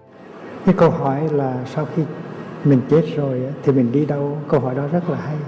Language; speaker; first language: Vietnamese; native; Vietnamese